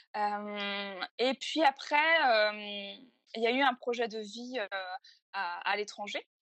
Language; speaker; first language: French; native; French